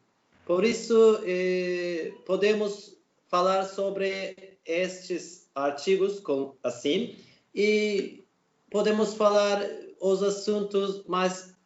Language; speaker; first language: Portuguese; non-native, learner; Turkish